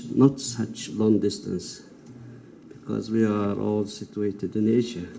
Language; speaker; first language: English; non-native, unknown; Mongolian